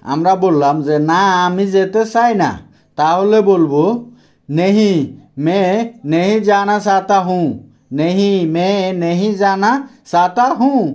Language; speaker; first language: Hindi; non-native, fluent; Bangla